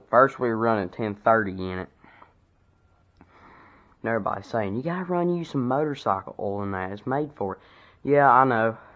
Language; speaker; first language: English; native; English